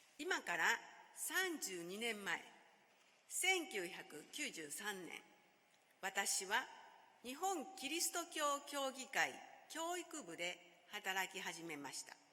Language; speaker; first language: Japanese; native; Japanese